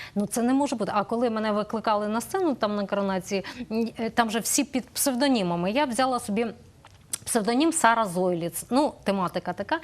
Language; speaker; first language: Ukrainian; native; Ukrainian